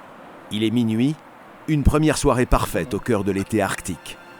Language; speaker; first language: French; native; French